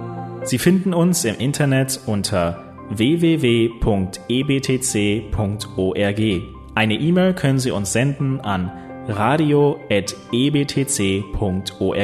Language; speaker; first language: German; native; German